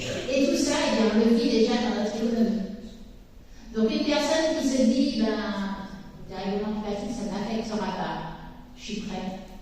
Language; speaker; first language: French; native; French